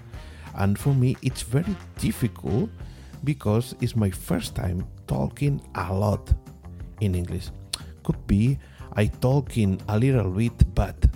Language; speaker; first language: English; non-native, learner; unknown